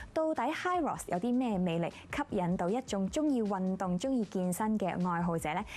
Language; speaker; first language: Cantonese; native; Cantonese